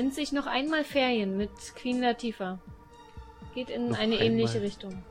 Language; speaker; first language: German; native; German